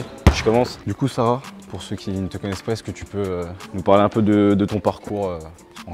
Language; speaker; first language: French; native; French